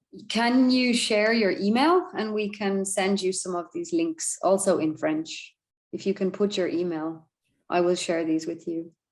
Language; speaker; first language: English; non-native, fluent; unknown